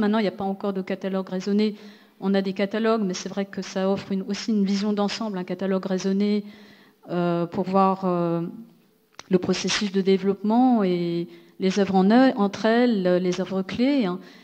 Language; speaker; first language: French; native; French